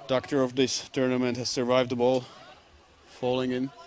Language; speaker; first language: English; non-native, fluent; Czech